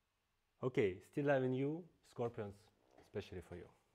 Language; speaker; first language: English; non-native, fluent; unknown